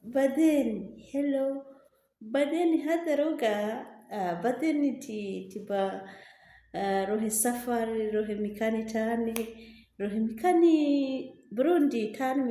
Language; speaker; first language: Arabic; non-native, learner; Rundi